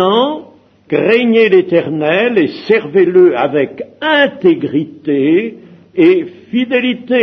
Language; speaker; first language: French; native; French